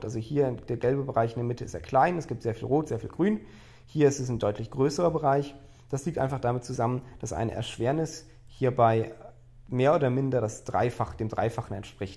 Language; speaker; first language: German; native; German